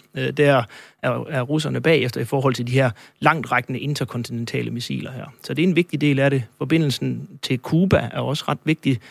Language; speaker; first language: Danish; native; Danish